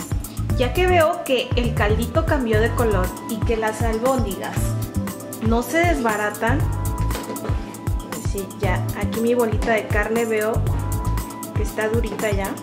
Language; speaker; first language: Spanish; native; Spanish